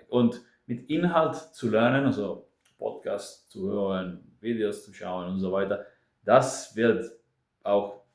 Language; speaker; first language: German; non-native, fluent; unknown